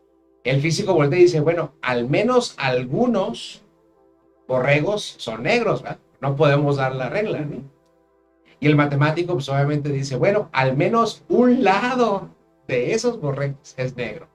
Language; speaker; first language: Spanish; native; Spanish